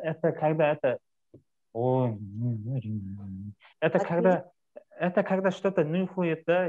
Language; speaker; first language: Russian; non-native, local second language; Kazakh